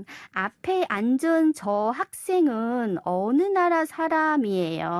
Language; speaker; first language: Korean; non-native, fluent; Chinese